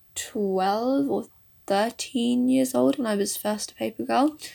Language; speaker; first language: English; early bilingual, other home language; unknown